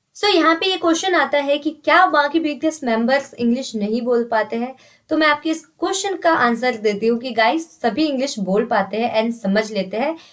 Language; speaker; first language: Hindi; native; Hindi